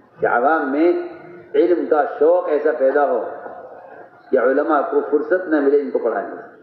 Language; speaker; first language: Urdu; native; Urdu